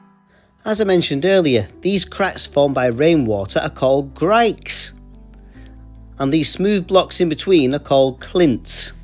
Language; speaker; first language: English; native; English